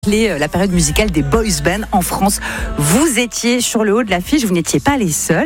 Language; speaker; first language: French; native; French